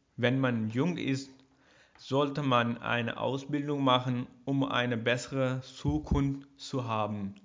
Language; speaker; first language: German; non-native, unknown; Urdu